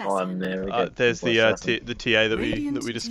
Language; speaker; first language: English; native; English